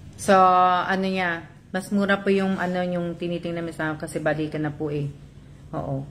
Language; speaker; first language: Filipino; native; Filipino